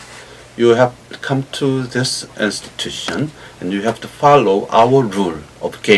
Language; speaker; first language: English; non-native, learner; Korean